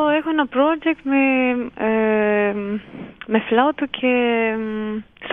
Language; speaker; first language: Greek; early bilingual, heritage; Romanian